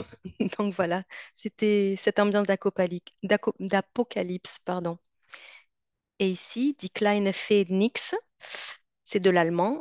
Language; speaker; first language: French; native; French